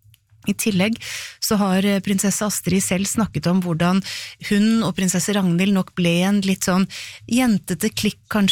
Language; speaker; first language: Norwegian; native; Norwegian